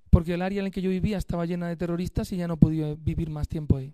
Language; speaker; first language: Spanish; native; Spanish